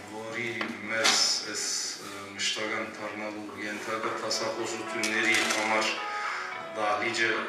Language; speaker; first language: Armenian; early bilingual, heritage; Armenian